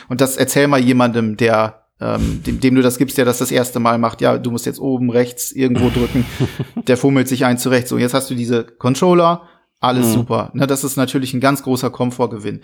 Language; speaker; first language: German; native; German